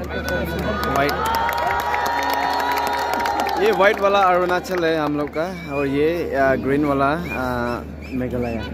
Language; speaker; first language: Hindi; native; Hindi